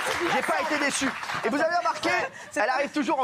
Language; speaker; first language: French; native; French